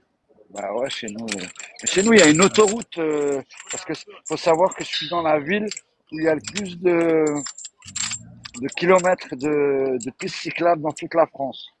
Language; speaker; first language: French; native; French